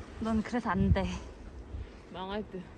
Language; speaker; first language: Korean; native; Korean